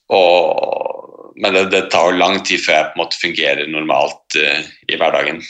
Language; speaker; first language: Norwegian; native; Norwegian